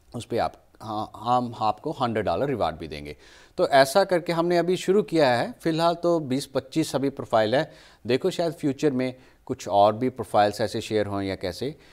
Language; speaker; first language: Hindi; native; Hindi